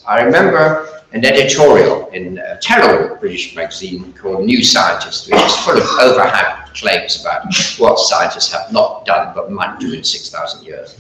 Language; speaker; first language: English; native; English